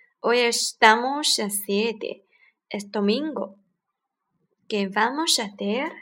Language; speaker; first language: Spanish; non-native, learner; Chinese